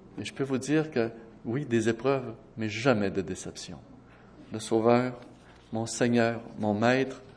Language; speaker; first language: French; native; French